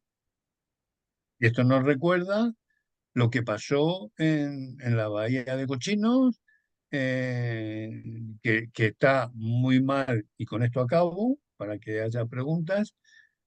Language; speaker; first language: Spanish; native; Spanish